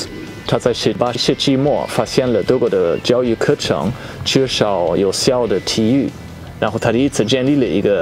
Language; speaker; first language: Chinese; non-native, fluent; German